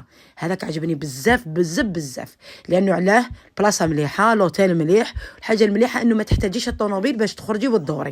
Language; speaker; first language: Arabic; native; Arabic